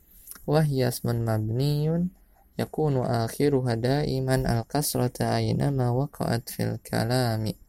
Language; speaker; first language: Arabic; non-native, fluent; Indonesian